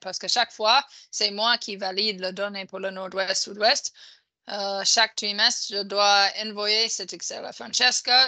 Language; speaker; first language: French; non-native, fluent; English